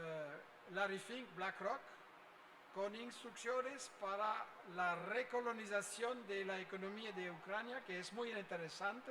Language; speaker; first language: Spanish; non-native, fluent; French